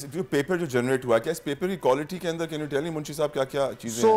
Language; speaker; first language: Urdu; native; Urdu